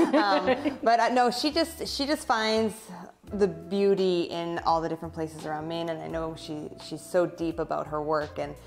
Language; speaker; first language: English; native; English